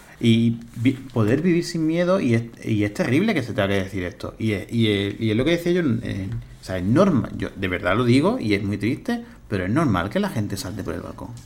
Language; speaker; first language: Spanish; native; Spanish